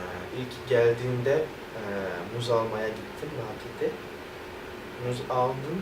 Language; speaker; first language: Turkish; non-native, fluent; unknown